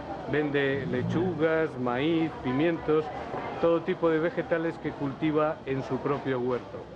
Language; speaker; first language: Spanish; native; Spanish